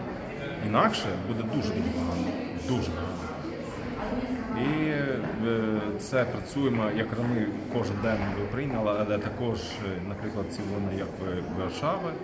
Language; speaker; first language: Ukrainian; non-native, learner; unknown